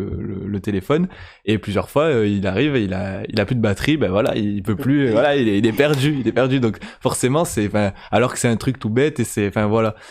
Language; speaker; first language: French; native; French